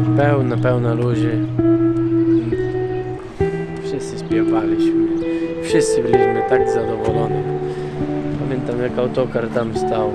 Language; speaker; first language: Polish; non-native, learner; Spanish